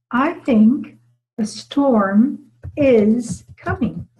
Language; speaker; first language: English; non-native, fluent; Dutch